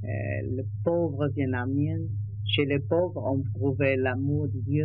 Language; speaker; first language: French; non-native, learner; Vietnamese